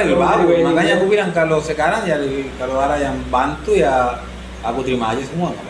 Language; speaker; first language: Indonesian; non-native, fluent; Spanish